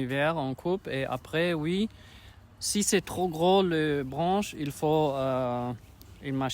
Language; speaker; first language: French; non-native, learner; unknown